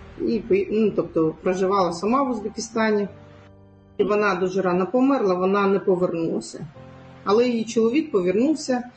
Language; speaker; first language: Ukrainian; non-native, local second language; Crimean Tatar